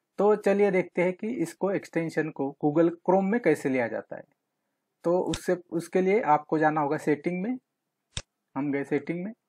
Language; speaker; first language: Hindi; non-native, local second language; Marathi